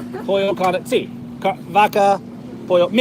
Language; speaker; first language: Spanish; non-native, learner; English